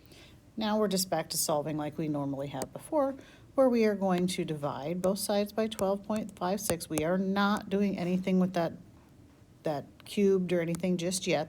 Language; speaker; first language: English; native; English